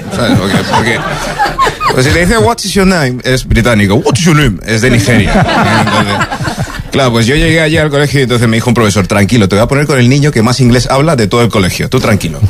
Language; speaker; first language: Spanish; early bilingual, other home language; English